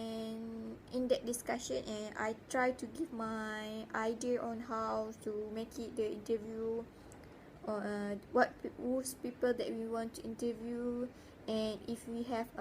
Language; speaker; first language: English; non-native, learner; Malay